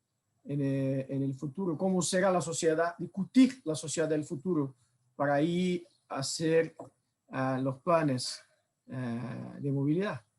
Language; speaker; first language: Spanish; non-native, fluent; Portuguese